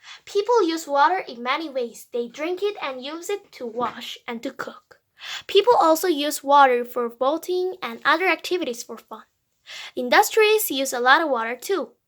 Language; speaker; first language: English; non-native, fluent; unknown